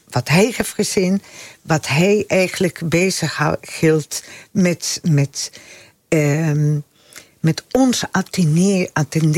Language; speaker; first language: Dutch; non-native, fluent; Spanish